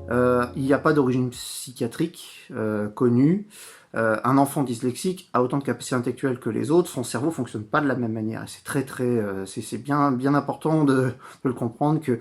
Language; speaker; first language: French; native; French